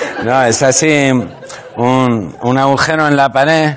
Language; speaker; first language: Spanish; native; Spanish